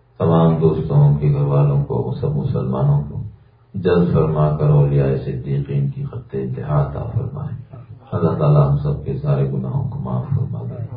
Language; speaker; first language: Urdu; native; Urdu